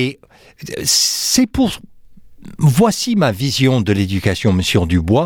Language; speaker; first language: French; non-native, fluent; English